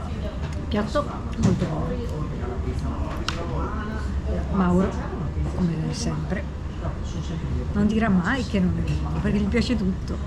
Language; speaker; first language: Italian; native; Italian